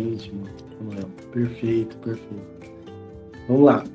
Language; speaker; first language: Portuguese; native; Portuguese